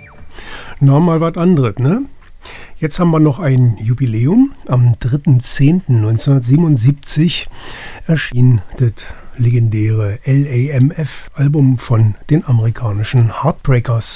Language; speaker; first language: German; native; German